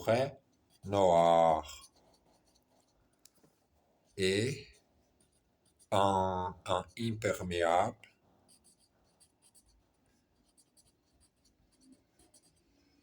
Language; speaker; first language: French; non-native, learner; Portuguese